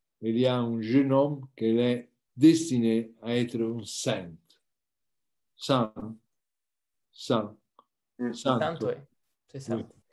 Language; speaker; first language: French; non-native, learner; Italian